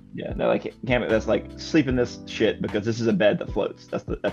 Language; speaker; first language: English; native; English